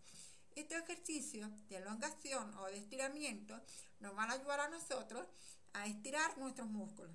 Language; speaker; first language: Spanish; native; Spanish